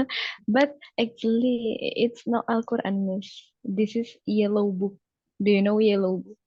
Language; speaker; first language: English; non-native, learner; Indonesian